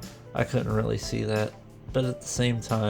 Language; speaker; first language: English; native; English